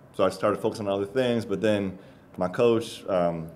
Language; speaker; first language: English; native; English